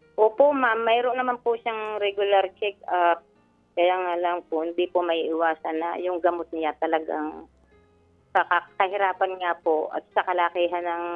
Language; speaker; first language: Filipino; native; Filipino